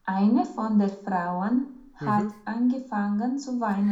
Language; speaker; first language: German; non-native, learner; Romanian